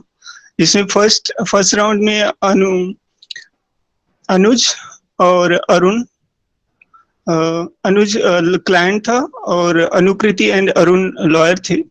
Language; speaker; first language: Hindi; native; Hindi